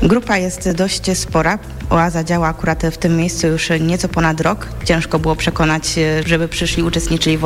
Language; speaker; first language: Polish; native; Polish